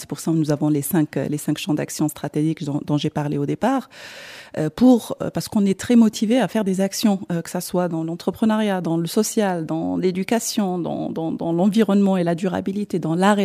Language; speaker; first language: French; non-native, local second language; Arabic